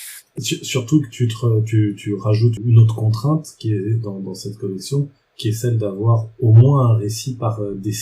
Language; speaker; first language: French; native; French